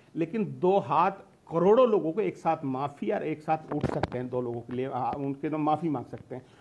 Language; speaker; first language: Hindi; native; Hindi